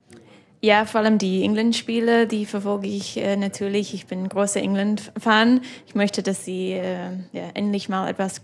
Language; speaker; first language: German; non-native, fluent; English